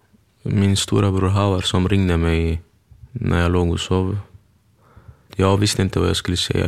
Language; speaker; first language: Swedish; early bilingual, other home language; Kurdish